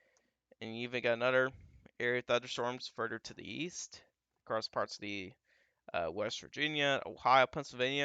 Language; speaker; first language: English; native; English